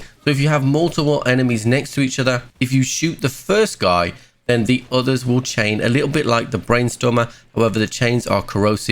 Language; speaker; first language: English; native; English